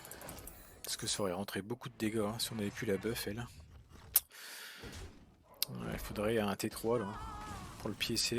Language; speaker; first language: French; native; French